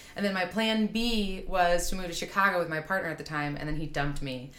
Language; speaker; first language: English; native; English